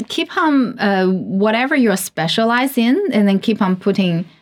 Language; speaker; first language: English; non-native, fluent; Chinese